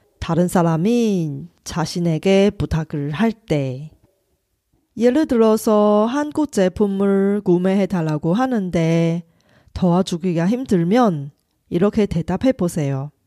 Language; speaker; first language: Korean; non-native, fluent; Chinese